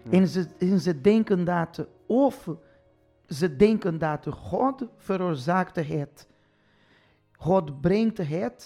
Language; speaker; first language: Dutch; non-native, fluent; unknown